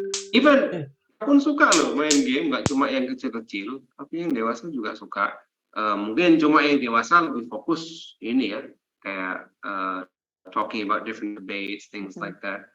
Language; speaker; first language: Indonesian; non-native, fluent; English